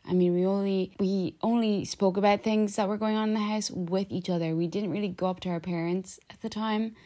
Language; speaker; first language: English; early bilingual, other home language; Albanian